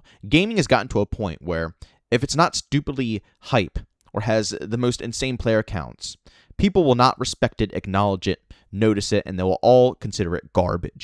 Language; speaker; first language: English; native; English